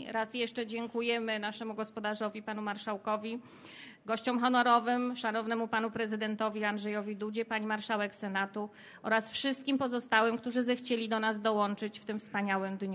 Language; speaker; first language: Polish; native; Polish